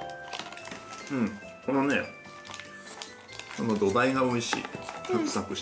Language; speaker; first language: Japanese; native; Japanese